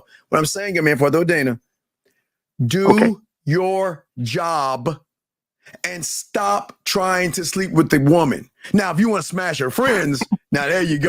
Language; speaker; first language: English; native; English